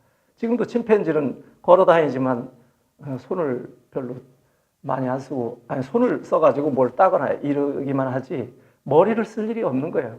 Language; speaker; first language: Korean; native; Korean